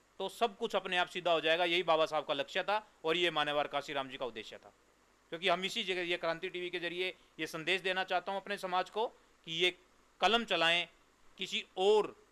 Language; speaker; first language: Hindi; non-native, local second language; Punjabi